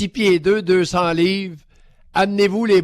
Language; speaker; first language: French; native; French